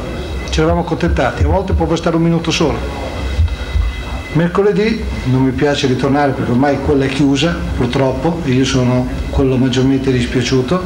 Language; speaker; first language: Italian; native; Italian